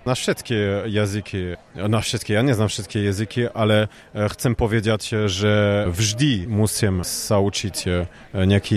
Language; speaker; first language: Slovak; non-native, learner; French